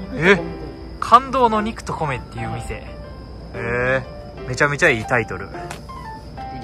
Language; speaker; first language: Japanese; native; Japanese